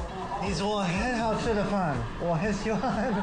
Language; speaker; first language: Chinese; non-native, learner; English